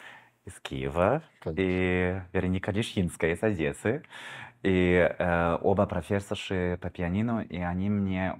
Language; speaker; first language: Russian; early bilingual, heritage; Russian